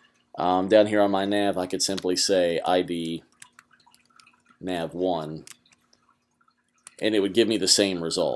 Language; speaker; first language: English; native; English